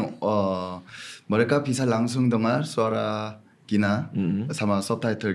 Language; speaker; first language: Indonesian; non-native, fluent; Korean